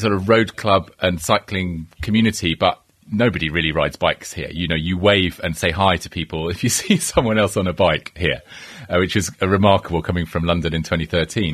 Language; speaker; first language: English; native; English